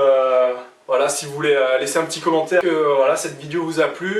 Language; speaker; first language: French; native; French